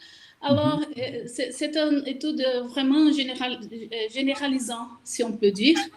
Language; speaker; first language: French; non-native, learner; Portuguese